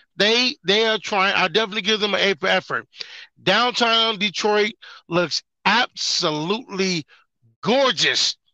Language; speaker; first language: English; native; English